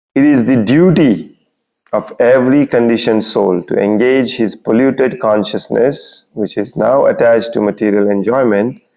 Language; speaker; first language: English; non-native, local second language; Marathi